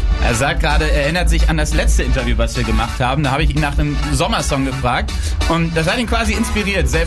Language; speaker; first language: German; native; German